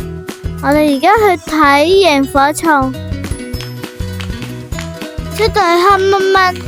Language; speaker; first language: Chinese; native; Chinese